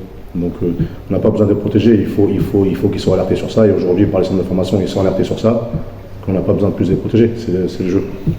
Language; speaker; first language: French; native; French